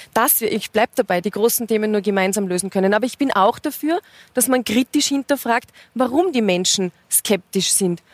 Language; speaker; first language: German; native; German